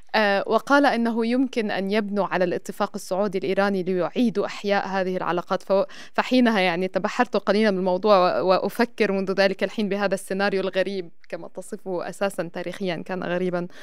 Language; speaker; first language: Arabic; native; Arabic